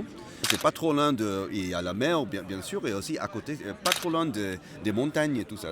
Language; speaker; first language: French; non-native, fluent; Malay